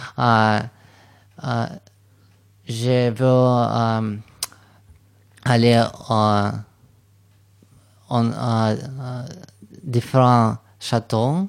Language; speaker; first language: French; non-native, learner; Russian